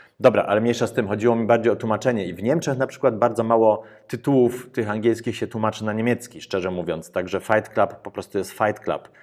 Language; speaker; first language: Polish; early bilingual, heritage; Polish